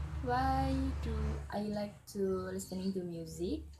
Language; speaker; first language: English; non-native, learner; Indonesian